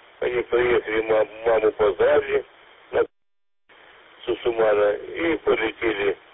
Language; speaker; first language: Russian; native; Russian